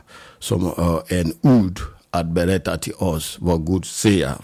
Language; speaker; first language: Swedish; non-native, fluent; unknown